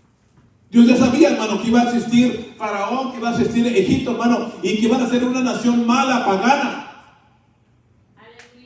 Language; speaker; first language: Spanish; native; Spanish